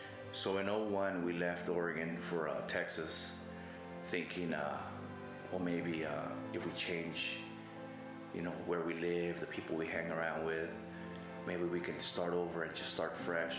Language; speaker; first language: English; native; English